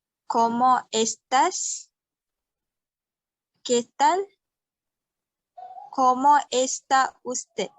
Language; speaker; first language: Spanish; non-native, learner; Malay